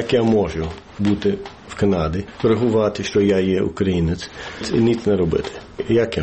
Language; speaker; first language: Ukrainian; early bilingual, heritage; English